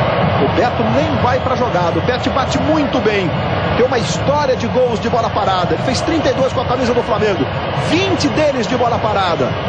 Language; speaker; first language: Portuguese; native; Portuguese